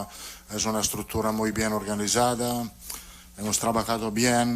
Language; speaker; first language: Spanish; non-native, fluent; Italian